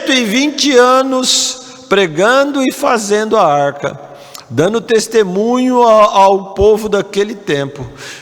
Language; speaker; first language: Portuguese; native; Portuguese